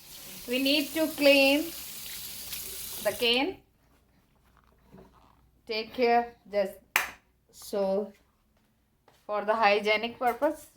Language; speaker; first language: English; non-native, learner; Hindi